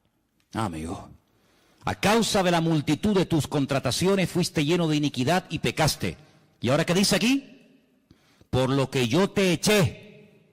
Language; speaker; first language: Spanish; native; Spanish